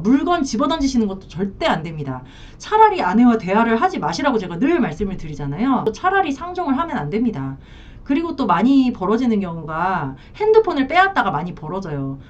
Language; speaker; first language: Korean; native; Korean